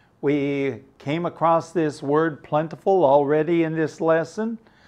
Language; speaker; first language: English; native; English